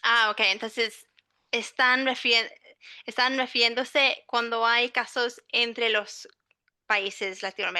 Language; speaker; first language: Spanish; non-native, fluent; English